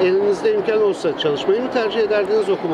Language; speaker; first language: Turkish; native; Turkish